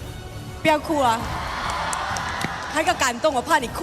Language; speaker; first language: Chinese; early bilingual, heritage; Chinese